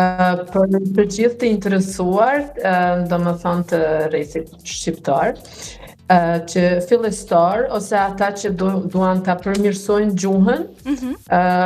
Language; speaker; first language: Albanian; early bilingual, heritage; Albanian